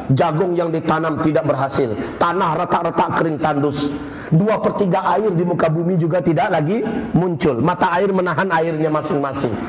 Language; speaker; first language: Indonesian; non-native, local second language; Minangkabau